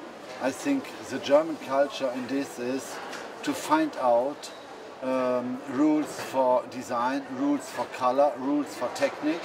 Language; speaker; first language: English; non-native, fluent; German